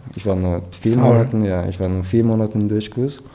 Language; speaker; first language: German; non-native, fluent; Persian